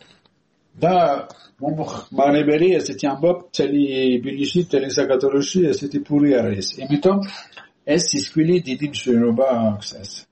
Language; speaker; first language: Georgian; non-native, learner; French